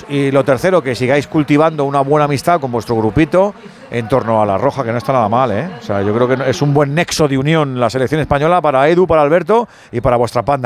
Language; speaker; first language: Spanish; native; Spanish